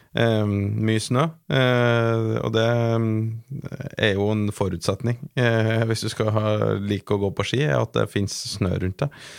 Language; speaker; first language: Norwegian; native; Norwegian